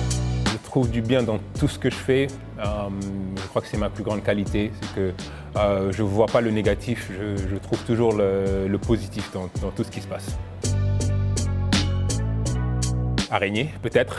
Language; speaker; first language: French; non-native, local second language; Wolof